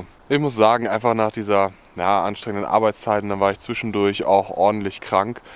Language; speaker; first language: German; native; German